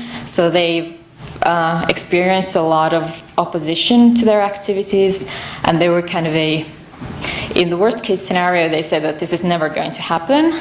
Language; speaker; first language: English; non-native, fluent; Finnish